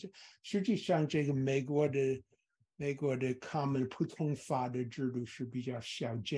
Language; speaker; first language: Chinese; non-native, fluent; English